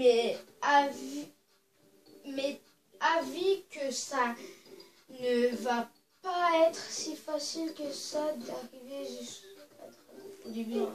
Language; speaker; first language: French; native; French